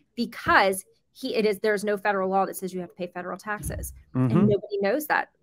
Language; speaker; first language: English; native; English